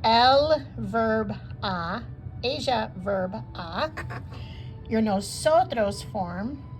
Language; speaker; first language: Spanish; non-native, fluent; English